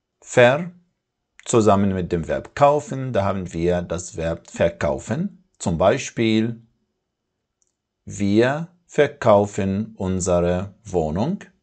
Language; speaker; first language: German; non-native, fluent; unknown